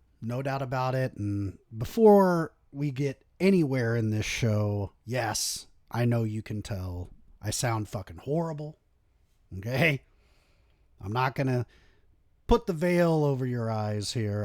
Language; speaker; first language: English; native; English